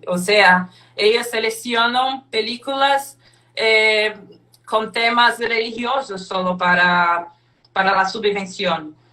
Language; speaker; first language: Spanish; non-native, fluent; Portuguese